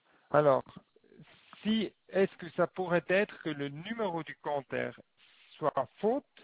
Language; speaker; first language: French; non-native, learner; Swiss German